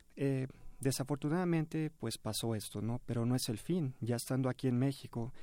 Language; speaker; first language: Spanish; early bilingual, heritage; Spanish